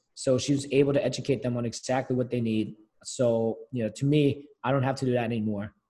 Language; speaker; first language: English; early bilingual, other home language; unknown